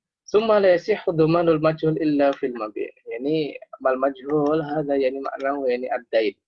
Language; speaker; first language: Arabic; non-native, fluent; Indonesian